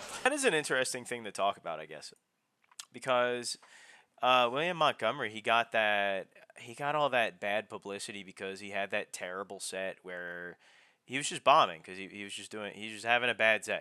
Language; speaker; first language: English; native; English